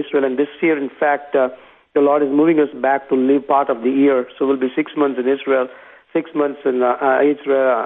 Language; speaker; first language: English; non-native, local second language; Tamil